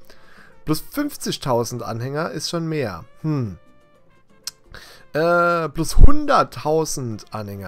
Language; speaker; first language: German; native; German